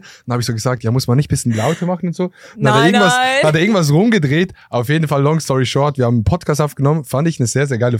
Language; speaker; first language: German; native; German